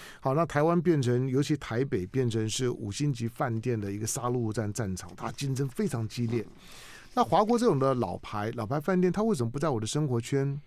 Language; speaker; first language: Chinese; native; Chinese